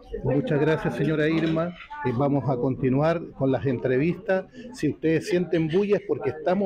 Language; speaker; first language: Spanish; native; Spanish